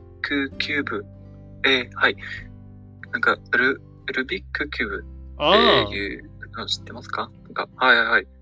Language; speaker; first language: Japanese; non-native, learner; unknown